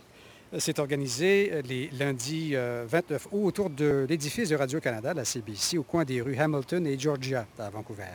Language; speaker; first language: French; native; French